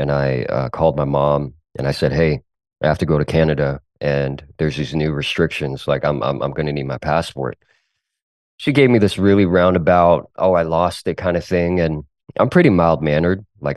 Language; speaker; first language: English; early bilingual, other home language; Cantonese